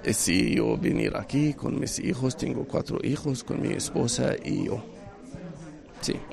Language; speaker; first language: Spanish; non-native, learner; Arabic